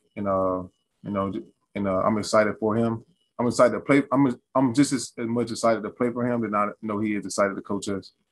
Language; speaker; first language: English; native; English